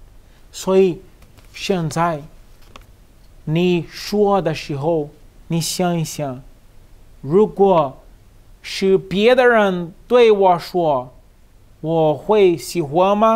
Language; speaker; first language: Chinese; non-native, learner; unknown